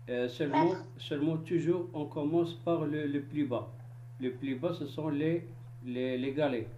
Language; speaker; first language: French; non-native, local second language; Arabic